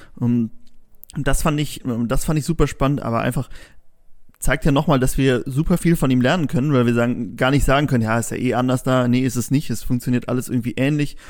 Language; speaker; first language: German; native; German